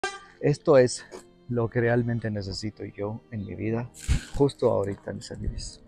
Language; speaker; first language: Spanish; non-native, fluent; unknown